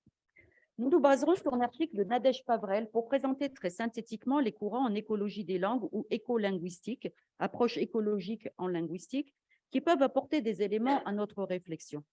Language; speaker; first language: French; native; French